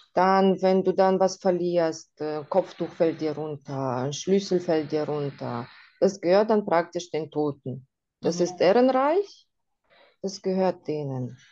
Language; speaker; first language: German; non-native, fluent; Russian